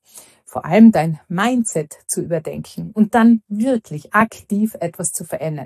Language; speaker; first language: German; native; German